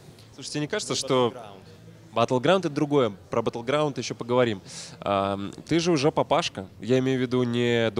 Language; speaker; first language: Russian; native; Russian